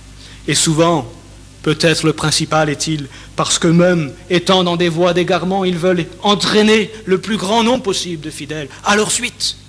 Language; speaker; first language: French; native; French